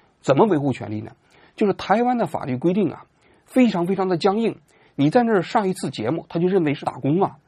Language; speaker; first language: Chinese; native; Chinese